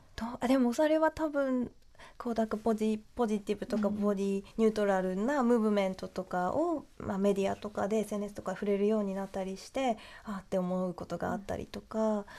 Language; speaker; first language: Japanese; native; Japanese